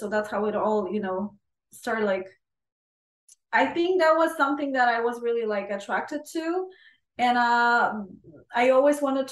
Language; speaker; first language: English; non-native, fluent; Italian